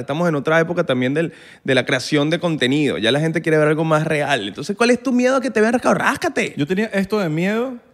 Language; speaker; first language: Spanish; native; Spanish